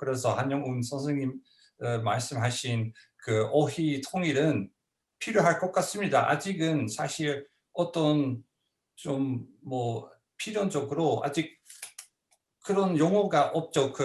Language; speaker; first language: Korean; non-native, fluent; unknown